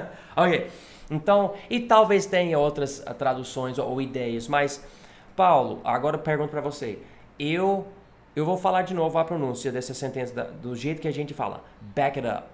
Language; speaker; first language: Portuguese; non-native, fluent; English